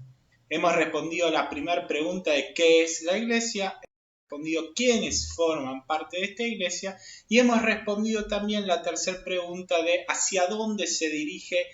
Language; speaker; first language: Spanish; native; Spanish